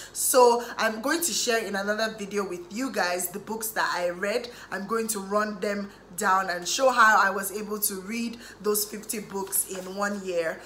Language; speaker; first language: English; native; English